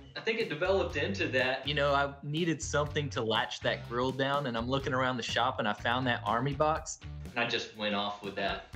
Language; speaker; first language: English; native; English